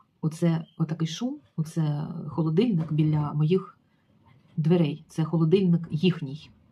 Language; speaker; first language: Ukrainian; native; Ukrainian